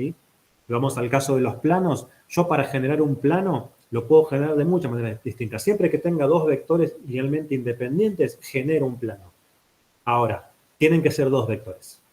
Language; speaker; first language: Spanish; native; Spanish